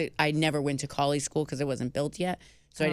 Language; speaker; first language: English; native; English